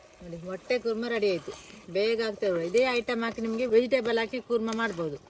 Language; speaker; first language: Kannada; native; Kannada